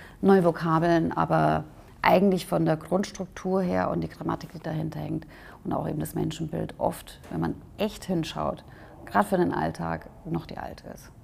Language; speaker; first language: German; native; German